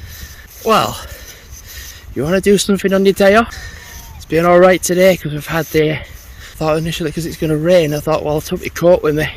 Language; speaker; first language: English; native; English